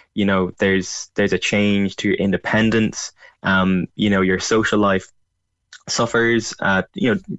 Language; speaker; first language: English; native; English